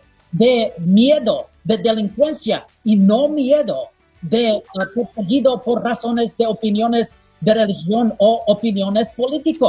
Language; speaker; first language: Spanish; non-native, fluent; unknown